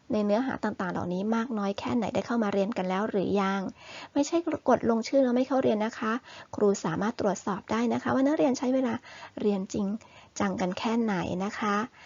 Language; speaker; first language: Thai; native; Thai